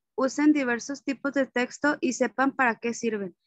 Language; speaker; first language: Spanish; native; Spanish